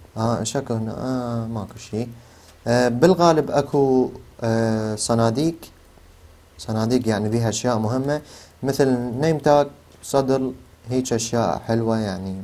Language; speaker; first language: Arabic; native; Arabic